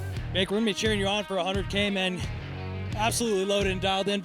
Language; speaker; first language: English; native; English